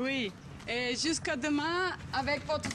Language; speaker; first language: French; non-native, learner; German